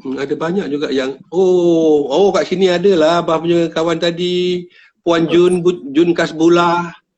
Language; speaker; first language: Malay; native; Malay